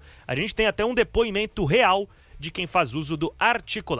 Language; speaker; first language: Portuguese; native; Portuguese